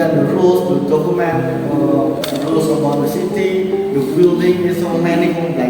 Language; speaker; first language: English; non-native, learner; Indonesian